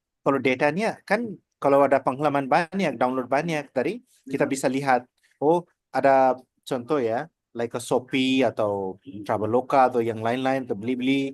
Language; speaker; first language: Indonesian; non-native, learner; Nepali